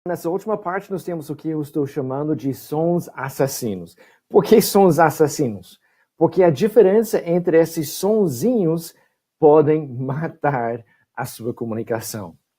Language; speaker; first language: Portuguese; non-native, fluent; English